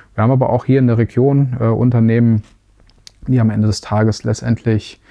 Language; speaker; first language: German; native; German